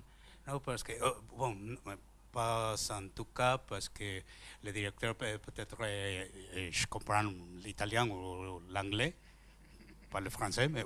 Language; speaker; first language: French; non-native, learner; Spanish